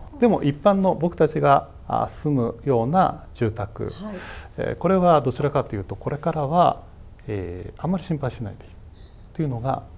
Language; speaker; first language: Japanese; native; Japanese